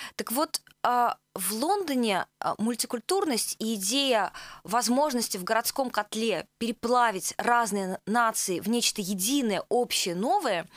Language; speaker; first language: Russian; native; Russian